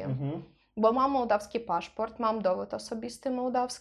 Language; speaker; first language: Polish; non-native, learner; Russian